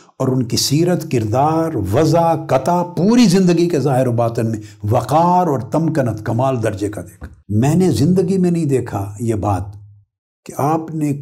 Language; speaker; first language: Urdu; non-native, local second language; Punjabi